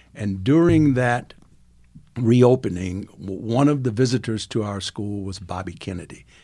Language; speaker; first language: English; native; English